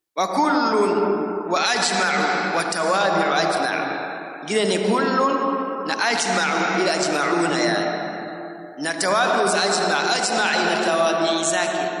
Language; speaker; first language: Swahili; native; Swahili